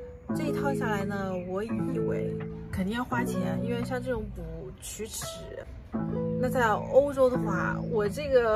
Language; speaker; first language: Chinese; native; Chinese